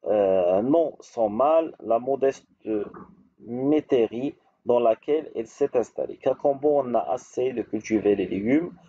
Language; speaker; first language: French; non-native, local second language; Arabic